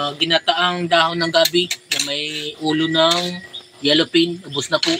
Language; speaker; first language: Filipino; non-native, local second language; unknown